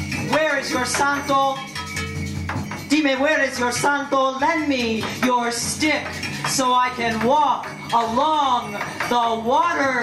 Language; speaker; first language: English; early bilingual, other home language; Spanish